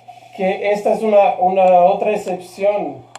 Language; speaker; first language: Spanish; non-native, fluent; Portuguese